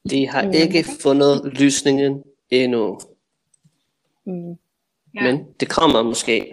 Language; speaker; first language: Danish; non-native, fluent; English